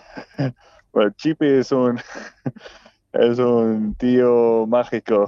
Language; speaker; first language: Spanish; non-native, fluent; Swedish